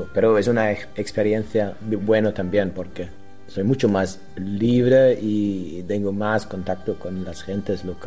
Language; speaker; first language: Spanish; non-native, learner; German